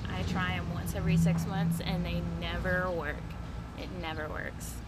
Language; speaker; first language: English; native; English